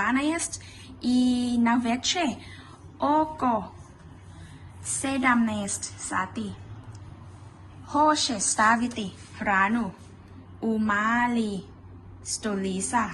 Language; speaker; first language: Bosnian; early bilingual, heritage; Bosnian